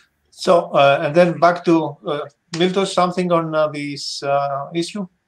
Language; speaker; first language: English; non-native, fluent; Greek